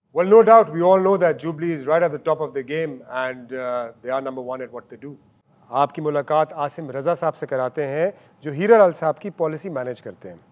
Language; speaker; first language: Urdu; native; Urdu